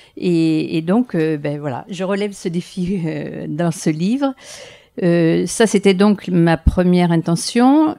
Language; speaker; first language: French; native; French